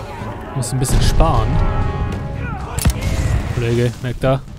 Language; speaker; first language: German; native; German